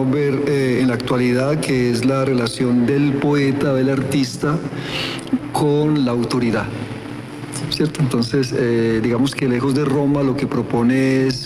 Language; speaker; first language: Spanish; native; Spanish